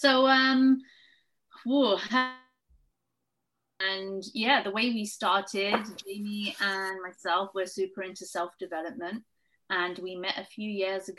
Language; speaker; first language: English; native; English